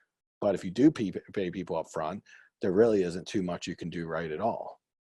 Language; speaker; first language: English; native; English